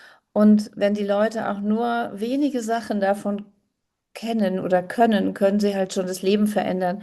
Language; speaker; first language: German; native; German